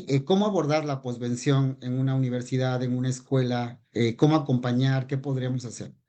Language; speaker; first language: Spanish; native; Spanish